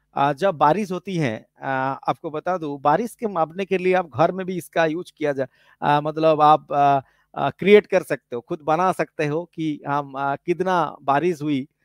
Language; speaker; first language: Hindi; non-native, local second language; Bangla